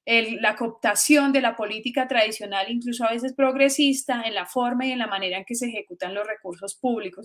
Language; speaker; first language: Spanish; native; Spanish